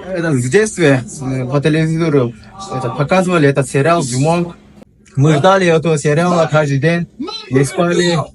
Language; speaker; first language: Russian; non-native, local second language; Kyrgyz